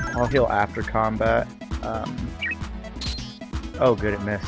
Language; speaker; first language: English; native; English